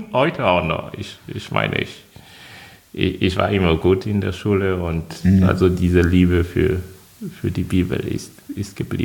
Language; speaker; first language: German; non-native, fluent; French